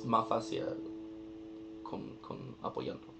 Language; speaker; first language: Spanish; non-native, learner; English